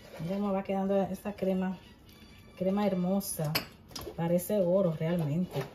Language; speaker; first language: Spanish; native; Spanish